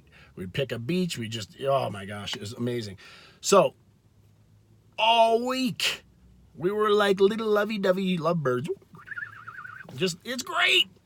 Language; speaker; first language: English; native; English